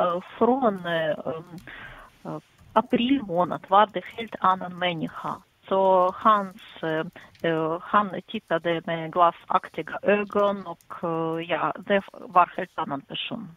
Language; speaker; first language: Swedish; non-native, fluent; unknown